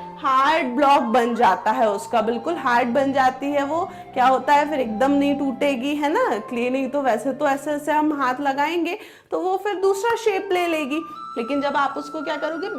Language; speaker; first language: Hindi; non-native, local second language; Gujarati